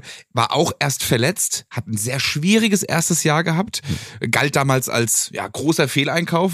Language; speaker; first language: German; native; German